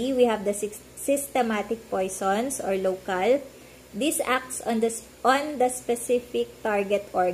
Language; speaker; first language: English; non-native, local second language; Filipino